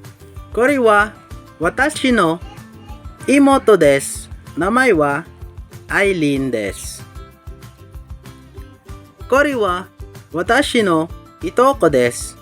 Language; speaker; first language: Japanese; non-native, learner; Hiligaynon